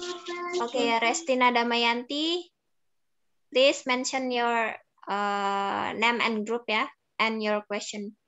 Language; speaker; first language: English; non-native, learner; Indonesian